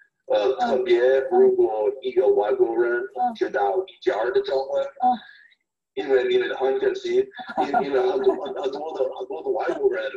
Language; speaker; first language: Chinese; non-native, fluent; English